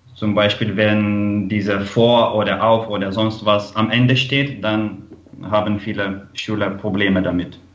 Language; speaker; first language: German; non-native, fluent; Lithuanian